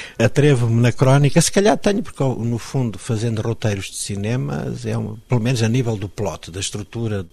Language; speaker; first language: Portuguese; native; Portuguese